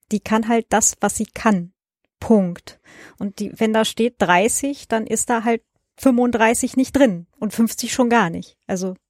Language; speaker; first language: German; native; German